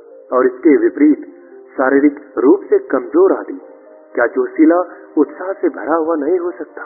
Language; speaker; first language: Hindi; native; Hindi